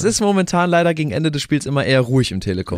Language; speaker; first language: German; native; German